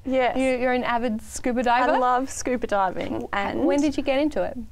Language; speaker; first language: English; native; English